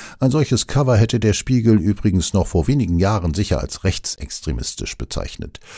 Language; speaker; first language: German; native; German